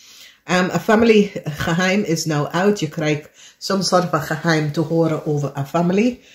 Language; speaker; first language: Dutch; non-native, learner; English